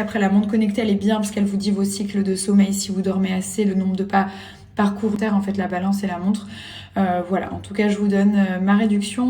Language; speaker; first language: French; native; French